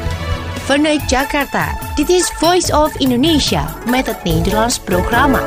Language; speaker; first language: Dutch; non-native, fluent; Indonesian